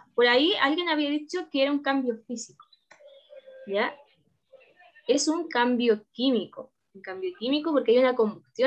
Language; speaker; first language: Spanish; native; Spanish